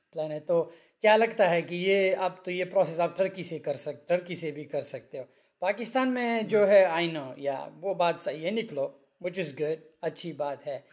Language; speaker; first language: Urdu; non-native, local second language; Pashto